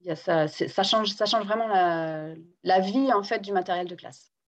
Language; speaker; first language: French; non-native, local second language; Guadeloupean Creole French